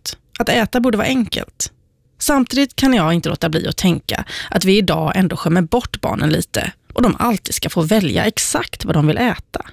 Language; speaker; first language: Swedish; native; Swedish